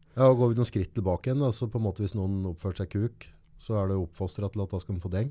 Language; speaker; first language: Norwegian; native; Norwegian